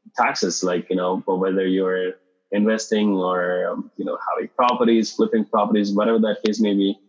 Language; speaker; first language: English; non-native, local second language; Tamil